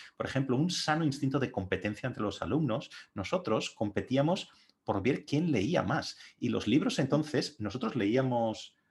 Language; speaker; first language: Spanish; native; Spanish